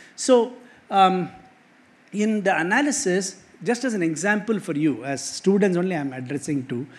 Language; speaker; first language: English; non-native, local second language; Kannada